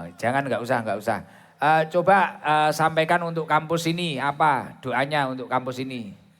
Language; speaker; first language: Indonesian; non-native, local second language; Javanese